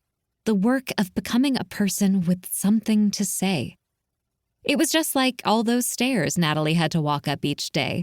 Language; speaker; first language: English; native; English